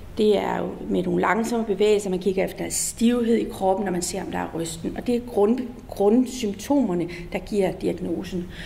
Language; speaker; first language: Danish; native; Danish